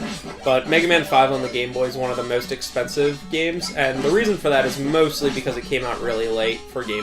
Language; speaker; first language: English; native; English